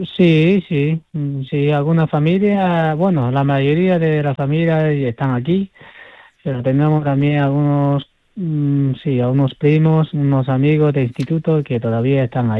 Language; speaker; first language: Spanish; non-native, fluent; Chinese